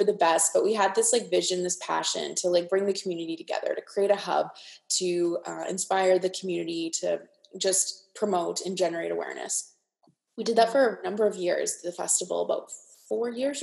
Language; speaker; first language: English; native; English